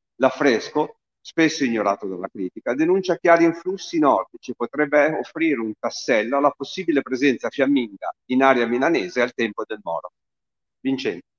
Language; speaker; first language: Italian; native; Italian